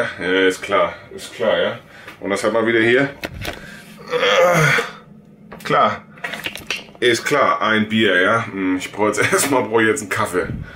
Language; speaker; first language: German; native; German